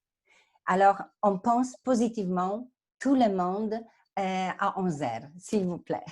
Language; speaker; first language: French; non-native, fluent; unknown